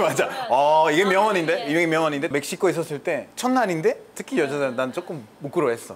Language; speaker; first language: Korean; non-native, fluent; Spanish